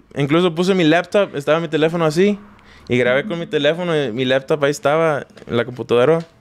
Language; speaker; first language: Spanish; native; Spanish